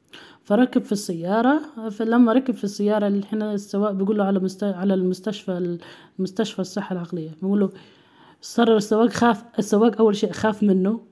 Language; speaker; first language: Arabic; native; Arabic